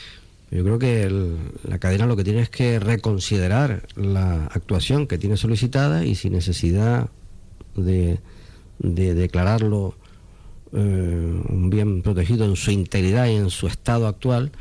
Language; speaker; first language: Spanish; native; Spanish